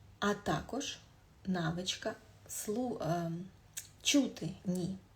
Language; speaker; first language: Ukrainian; non-native, local second language; Russian